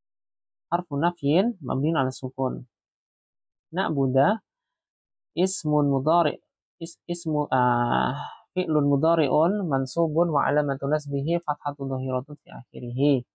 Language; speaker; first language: Arabic; non-native, fluent; Indonesian